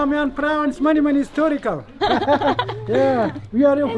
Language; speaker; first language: English; non-native, learner; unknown